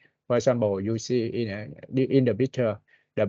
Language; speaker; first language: English; non-native, learner; Vietnamese